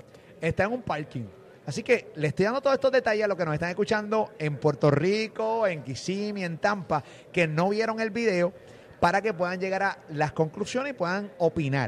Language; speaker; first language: Spanish; native; Spanish